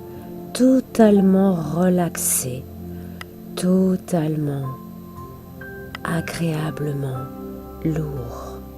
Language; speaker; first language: French; native; French